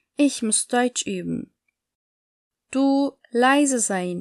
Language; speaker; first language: German; non-native, fluent; Turkish